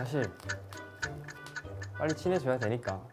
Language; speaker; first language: Korean; native; Korean